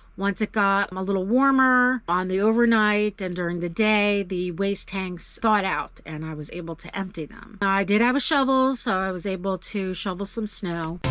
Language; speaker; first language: English; native; English